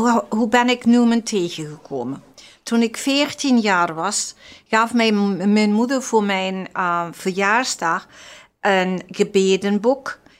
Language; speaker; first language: Dutch; non-native, fluent; English